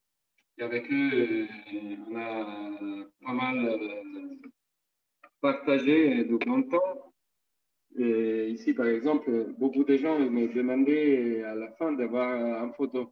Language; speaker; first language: French; non-native, fluent; Italian